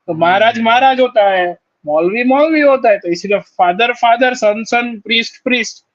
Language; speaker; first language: Hindi; non-native, local second language; Gujarati